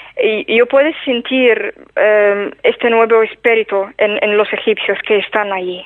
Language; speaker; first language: Spanish; non-native, fluent; Arabic